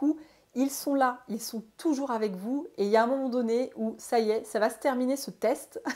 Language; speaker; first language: French; native; French